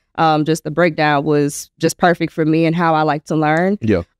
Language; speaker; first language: English; native; English